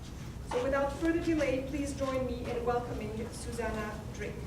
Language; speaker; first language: English; native; English